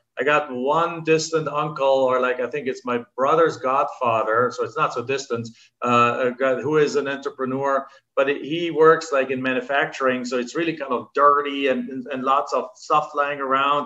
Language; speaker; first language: English; non-native, fluent; German